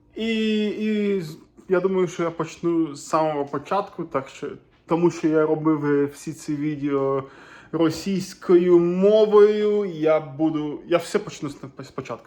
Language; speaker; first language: Ukrainian; non-native, local second language; Russian